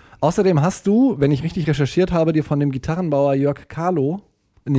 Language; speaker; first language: German; native; German